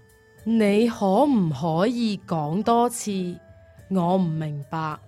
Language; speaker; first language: Cantonese; non-native, learner; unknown